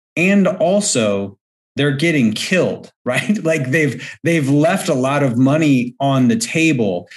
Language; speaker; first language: English; native; English